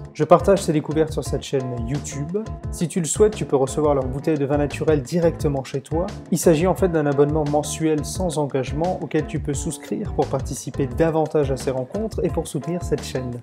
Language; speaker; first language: French; native; French